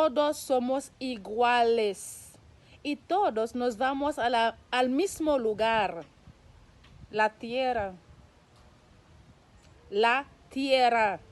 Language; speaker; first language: Spanish; non-native, local second language; Haitian Creole